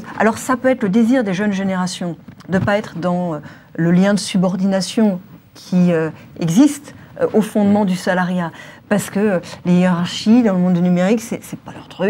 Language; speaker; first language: French; native; French